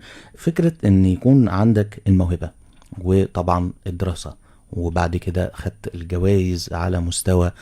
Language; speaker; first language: Arabic; native; Arabic